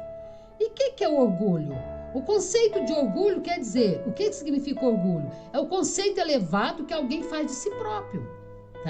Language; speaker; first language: Portuguese; native; Portuguese